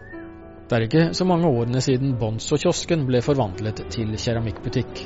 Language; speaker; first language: Norwegian; native; Norwegian